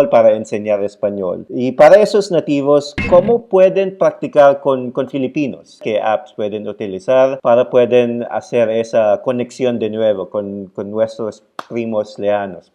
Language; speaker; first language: Spanish; non-native, fluent; Filipino